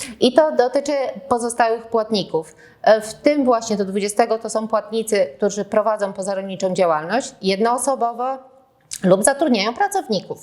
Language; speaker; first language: Polish; native; Polish